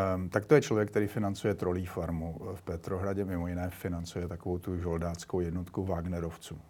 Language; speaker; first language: Czech; native; Czech